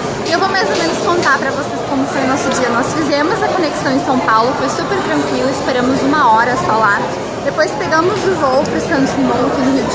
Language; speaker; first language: Portuguese; native; Portuguese